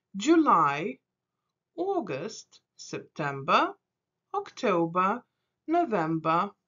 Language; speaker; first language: English; non-native, fluent; Lithuanian